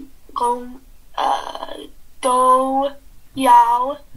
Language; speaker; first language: Chinese; non-native, learner; English